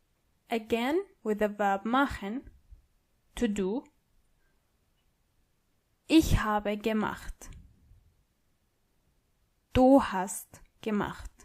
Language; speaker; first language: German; non-native, fluent; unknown